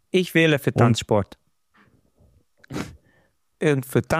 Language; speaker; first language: German; non-native, fluent; Romanian